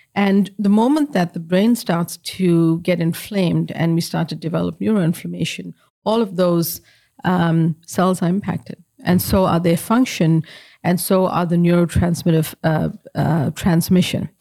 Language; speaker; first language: English; native; English